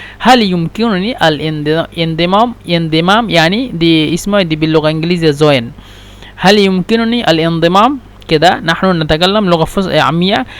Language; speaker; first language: Egyptian Arabic; non-native, learner; Bangla